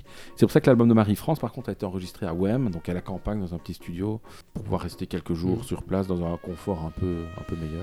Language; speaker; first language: French; native; French